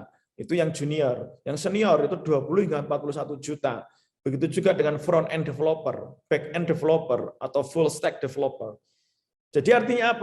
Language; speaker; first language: Indonesian; native; Indonesian